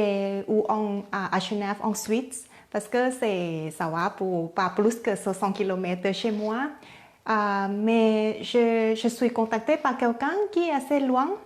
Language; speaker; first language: French; non-native, learner; Thai